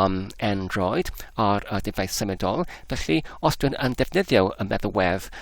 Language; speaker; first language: Welsh; non-native, learner; English